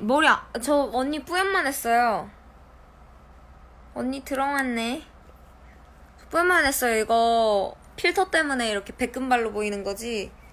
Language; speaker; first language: Korean; early bilingual, heritage; Korean